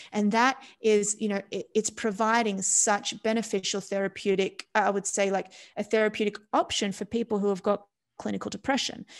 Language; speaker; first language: English; native; English